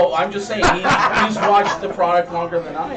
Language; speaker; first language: English; native; English